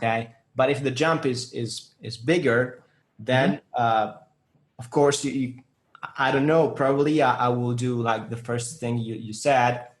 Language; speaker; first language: English; non-native, fluent; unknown